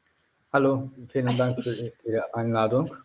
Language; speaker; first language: German; non-native, fluent; Turkish